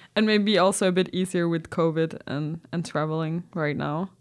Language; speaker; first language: English; non-native, fluent; Danish